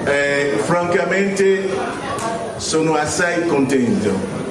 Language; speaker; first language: Italian; non-native, fluent; French